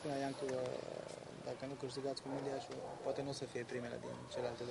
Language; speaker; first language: Romanian; native; Romanian